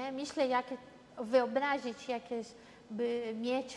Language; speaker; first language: Polish; early bilingual, heritage; Portuguese